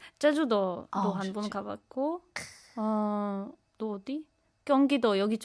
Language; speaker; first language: Korean; non-native, fluent; Polish